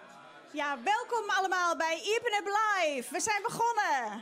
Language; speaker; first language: Dutch; non-native, local second language; Western Frisian